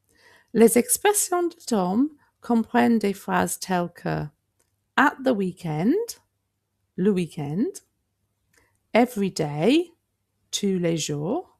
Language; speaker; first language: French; non-native, fluent; English